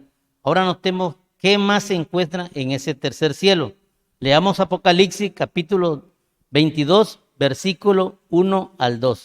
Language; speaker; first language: Spanish; native; Spanish